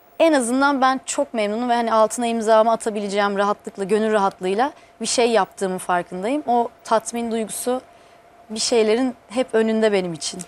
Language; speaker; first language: Turkish; native; Turkish